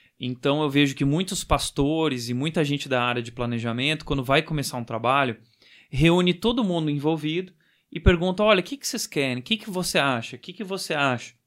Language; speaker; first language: Portuguese; native; Portuguese